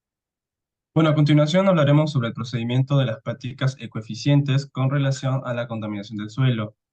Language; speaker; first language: Spanish; native; Spanish